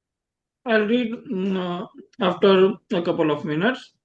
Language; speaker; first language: English; non-native, local second language; Hindi